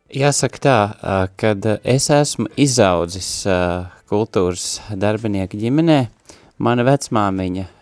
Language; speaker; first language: Latvian; native; Latvian